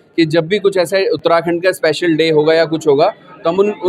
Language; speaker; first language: Hindi; native; Hindi